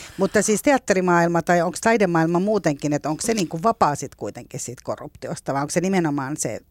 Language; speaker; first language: Finnish; native; Finnish